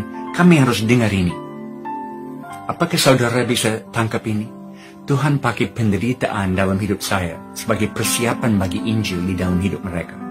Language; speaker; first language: Indonesian; non-native, fluent; English